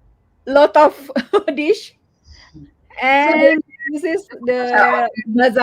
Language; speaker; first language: English; non-native, learner; Indonesian